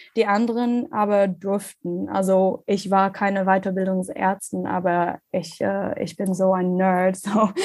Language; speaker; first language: German; non-native, learner; English